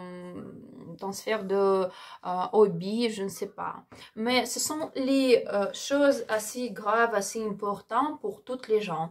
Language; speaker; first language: French; non-native, learner; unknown